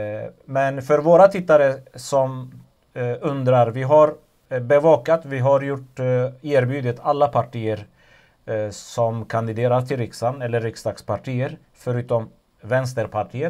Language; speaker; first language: Swedish; non-native, fluent; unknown